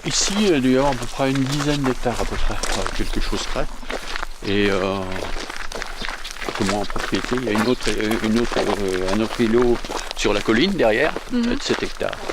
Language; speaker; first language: French; native; French